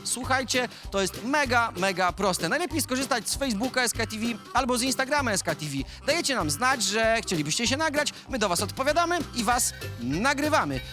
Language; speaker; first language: Polish; native; Polish